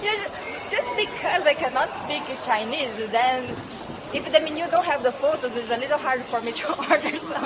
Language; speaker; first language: English; non-native, fluent; Portuguese